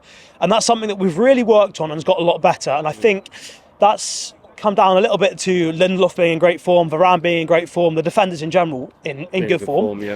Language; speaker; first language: English; native; English